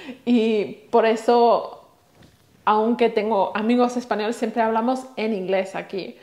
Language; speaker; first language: Spanish; non-native, local second language; Swiss German